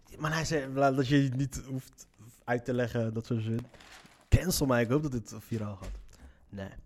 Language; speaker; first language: Dutch; early bilingual, other home language; Arabic